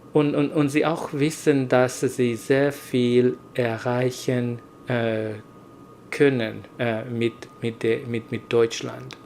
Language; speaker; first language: German; non-native, learner; Hungarian